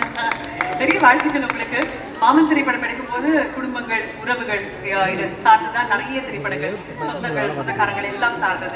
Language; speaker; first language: Tamil; native; Tamil